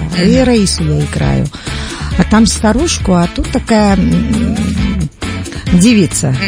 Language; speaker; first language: Russian; non-native, local second language; Tajik